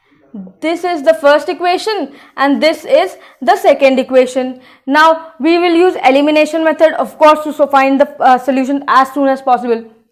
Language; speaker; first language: English; non-native, local second language; Hindi